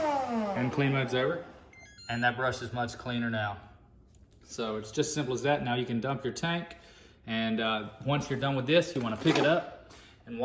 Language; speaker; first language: English; native; English